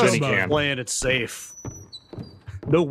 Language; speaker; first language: English; native; English